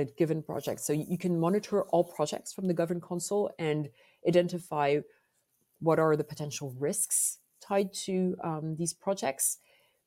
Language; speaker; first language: English; non-native, fluent; French